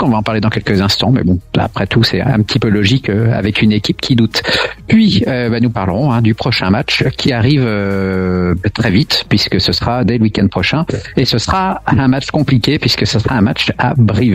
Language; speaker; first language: French; native; French